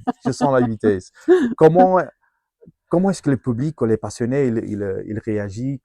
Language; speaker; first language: French; non-native, fluent; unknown